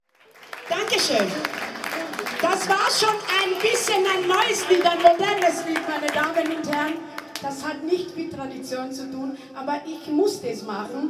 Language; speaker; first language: German; non-native, local second language; Romany